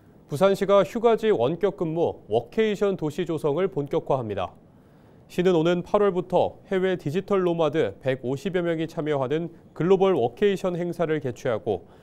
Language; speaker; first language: Korean; native; Korean